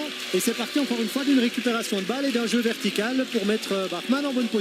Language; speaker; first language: French; native; French